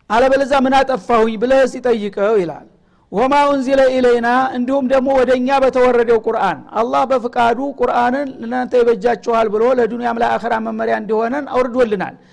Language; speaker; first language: Amharic; native; Amharic